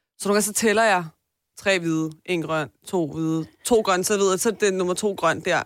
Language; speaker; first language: Danish; early bilingual, other home language; Persian